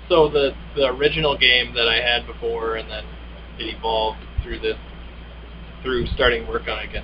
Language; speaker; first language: English; native; English